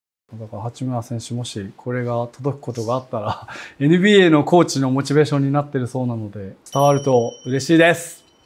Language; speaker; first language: Japanese; native; Japanese